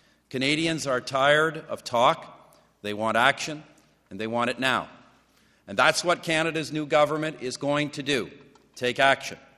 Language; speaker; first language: English; native; English